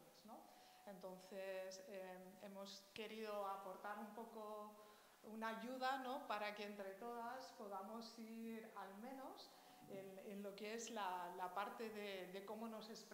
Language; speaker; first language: Spanish; native; Spanish